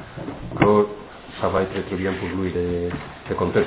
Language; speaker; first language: French; non-native, fluent; Spanish